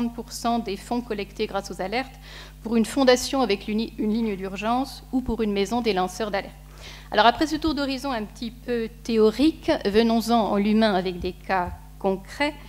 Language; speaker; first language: French; native; French